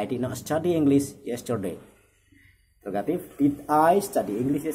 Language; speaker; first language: English; non-native, learner; Indonesian